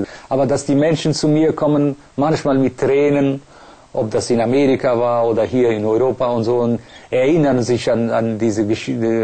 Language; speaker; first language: German; non-native, fluent; Persian